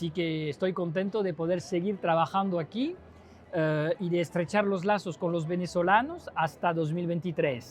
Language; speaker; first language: Spanish; non-native, fluent; French